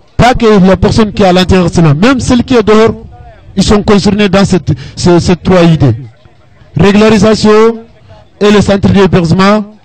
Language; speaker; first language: French; non-native, local second language; Arabic